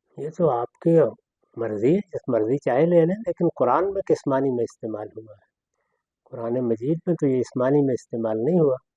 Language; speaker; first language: Urdu; non-native, local second language; Punjabi